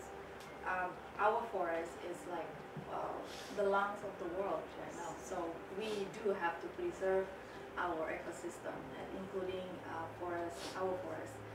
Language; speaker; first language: English; non-native, fluent; Balinese